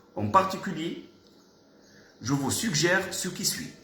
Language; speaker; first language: French; non-native, local second language; Arabic